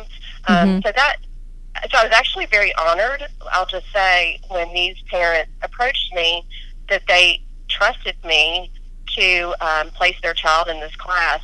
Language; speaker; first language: English; native; English